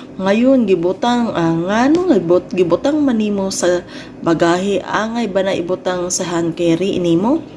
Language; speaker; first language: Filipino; non-native, local second language; Cebuano